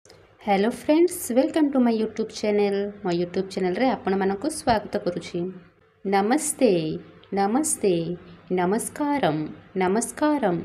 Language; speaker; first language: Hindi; non-native, local second language; Odia